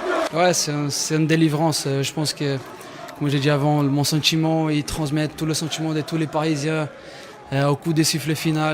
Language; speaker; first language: French; non-native, fluent; Portuguese